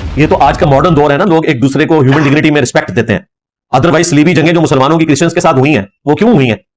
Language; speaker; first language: Urdu; non-native, local second language; Punjabi